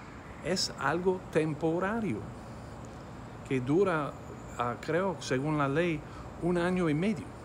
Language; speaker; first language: Spanish; non-native, fluent; English